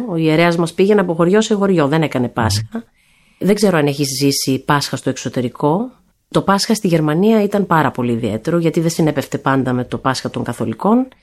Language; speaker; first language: Greek; early bilingual, heritage; Greek